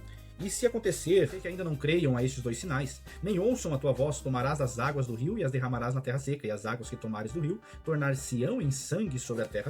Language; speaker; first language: Portuguese; native; Portuguese